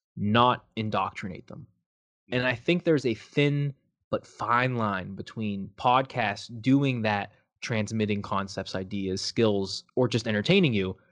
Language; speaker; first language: English; native; English